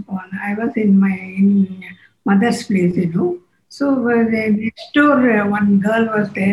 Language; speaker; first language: English; non-native, local second language; Tamil